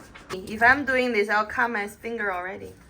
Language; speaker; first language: English; non-native, fluent; Chinese